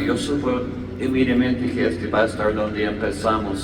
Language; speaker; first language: Spanish; non-native, learner; English